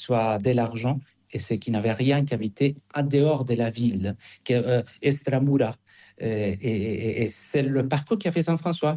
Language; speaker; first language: French; non-native, fluent; Spanish